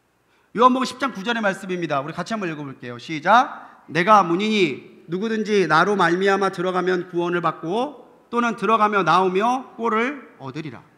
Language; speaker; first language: Korean; native; Korean